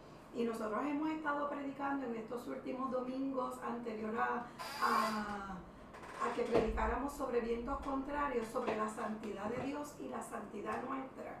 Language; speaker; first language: Spanish; native; Spanish